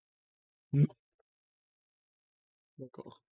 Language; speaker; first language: French; non-native, learner; Russian